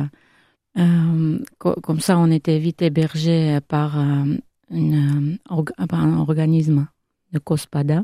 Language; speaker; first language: French; non-native, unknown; Armenian